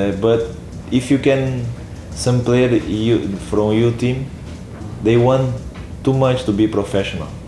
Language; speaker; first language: English; non-native, learner; Portuguese